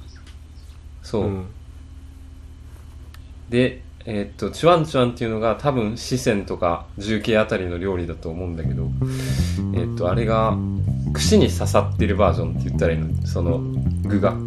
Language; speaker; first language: Japanese; native; Japanese